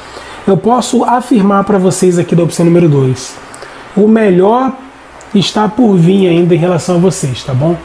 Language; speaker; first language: Portuguese; native; Portuguese